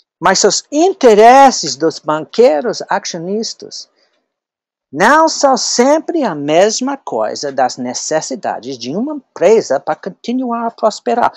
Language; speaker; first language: Portuguese; non-native, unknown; English